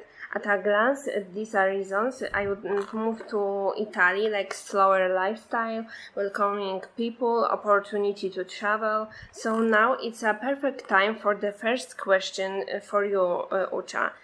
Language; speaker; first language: English; non-native, fluent; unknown